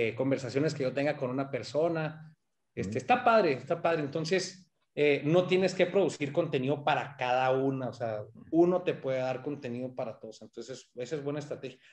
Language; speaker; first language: Spanish; native; Spanish